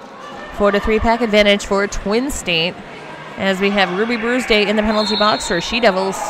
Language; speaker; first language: English; native; English